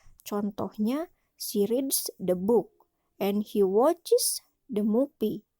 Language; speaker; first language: English; non-native, learner; Indonesian